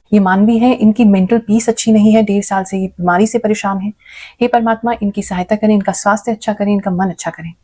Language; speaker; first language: Hindi; native; Hindi